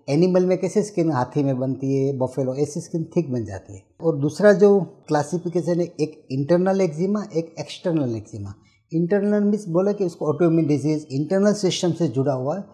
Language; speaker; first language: Hindi; non-native, local second language; Gujarati